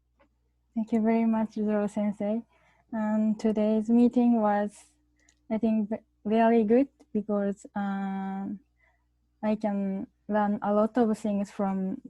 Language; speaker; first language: English; non-native, learner; Japanese